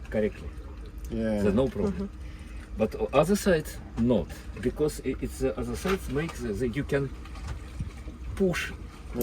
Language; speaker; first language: English; non-native, learner; Russian